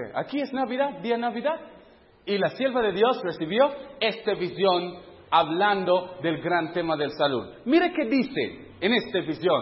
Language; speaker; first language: Spanish; non-native, fluent; English